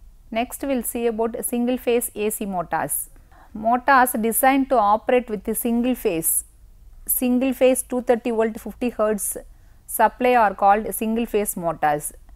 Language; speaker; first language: English; non-native, local second language; Tamil